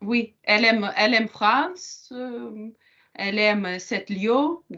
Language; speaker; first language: French; non-native, learner; Ukrainian